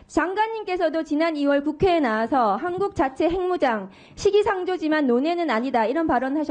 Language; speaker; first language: Korean; native; Korean